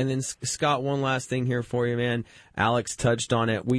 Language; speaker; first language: English; native; English